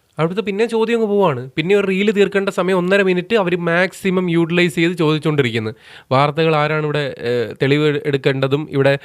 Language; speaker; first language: Malayalam; native; Malayalam